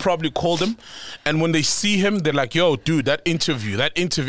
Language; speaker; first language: English; non-native, local second language; Zulu